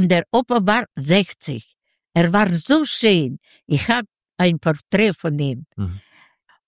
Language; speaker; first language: German; non-native, learner; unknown